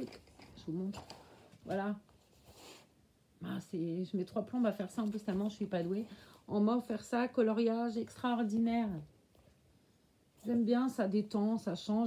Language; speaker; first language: French; native; French